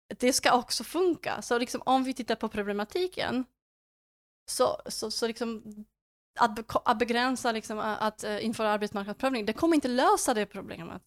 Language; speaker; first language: Swedish; non-native, fluent; Polish